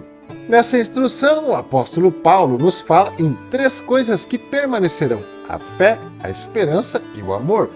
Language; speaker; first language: Portuguese; native; Portuguese